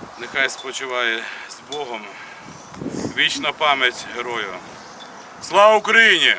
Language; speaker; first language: Ukrainian; native; Ukrainian